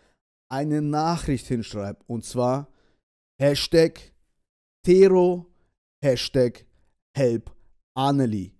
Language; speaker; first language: German; early bilingual, other home language; Russian